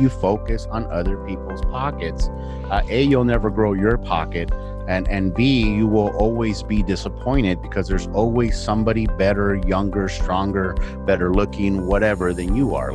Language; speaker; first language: English; early bilingual, other home language; Spanish